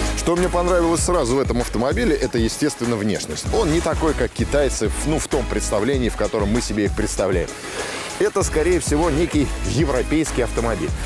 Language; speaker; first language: Russian; native; Russian